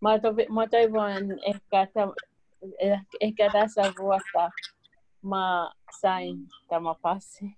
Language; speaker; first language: Finnish; non-native, learner; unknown